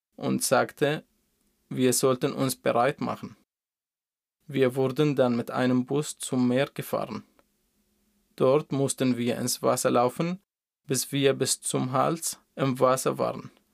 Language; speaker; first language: German; non-native, fluent; Arabic